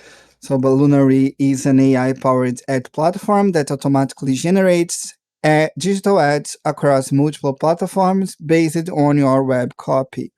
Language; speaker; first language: English; non-native, fluent; Portuguese